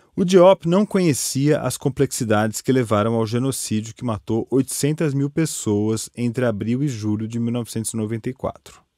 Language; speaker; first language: Portuguese; native; Portuguese